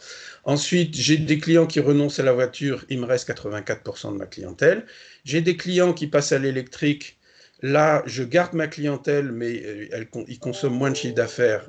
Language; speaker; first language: French; native; French